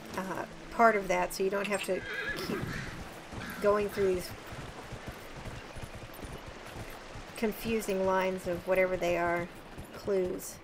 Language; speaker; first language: English; native; English